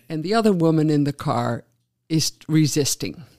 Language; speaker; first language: English; non-native, fluent; Dutch